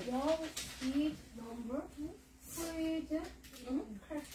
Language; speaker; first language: English; non-native, learner; Korean